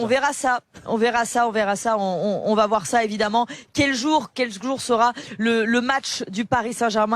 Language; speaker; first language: French; native; French